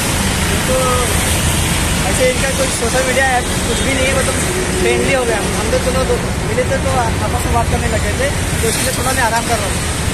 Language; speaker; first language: Hindi; native; Hindi